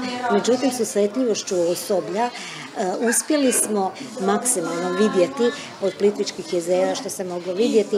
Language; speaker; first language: Croatian; native; Croatian